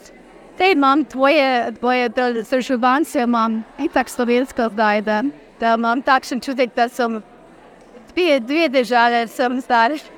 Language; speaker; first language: Slovenian; early bilingual, heritage; Slovenian